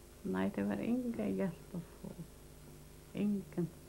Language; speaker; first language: Danish; non-native, local second language; Faroese